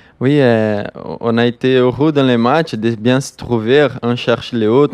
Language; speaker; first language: French; non-native, learner; Portuguese